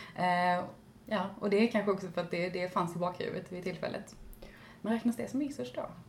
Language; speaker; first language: Swedish; native; Swedish